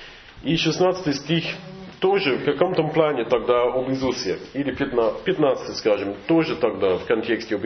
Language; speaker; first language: Russian; non-native, fluent; English